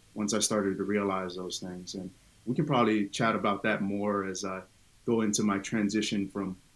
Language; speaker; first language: English; early bilingual, other home language; Tongan